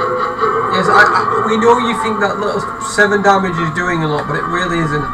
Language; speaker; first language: English; native; English